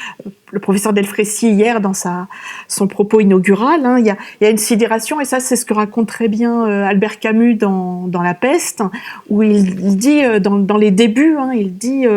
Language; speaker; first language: French; native; French